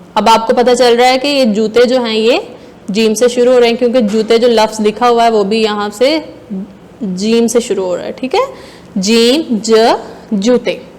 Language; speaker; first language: Hindi; non-native, local second language; Punjabi